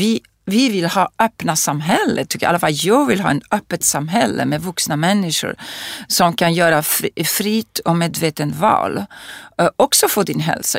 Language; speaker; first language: Swedish; non-native, fluent; Italian